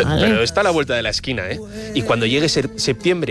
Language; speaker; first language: Spanish; native; Spanish